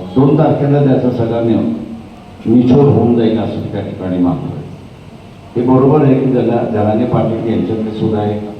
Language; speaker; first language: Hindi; non-native, local second language; Marathi